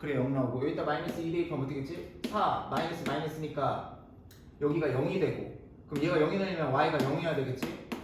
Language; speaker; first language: Korean; native; Korean